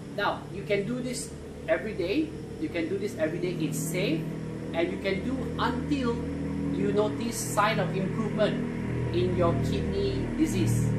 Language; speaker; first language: English; non-native, local second language; Malay